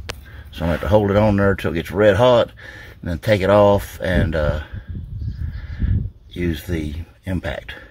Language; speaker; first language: English; native; English